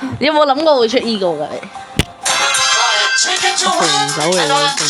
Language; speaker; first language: Chinese; early bilingual, heritage; Cantonese